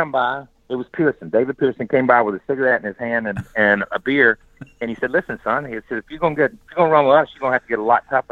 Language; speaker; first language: English; native; English